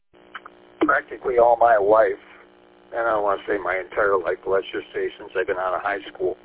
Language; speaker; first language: English; native; English